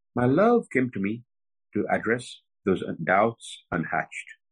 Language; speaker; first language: English; non-native, fluent; French